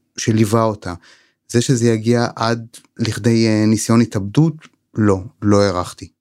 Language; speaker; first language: Hebrew; native; Hebrew